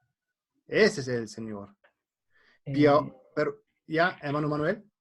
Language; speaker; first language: Spanish; non-native, fluent; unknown